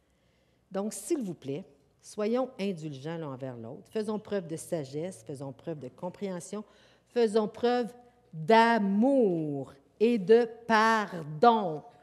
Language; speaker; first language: French; native; French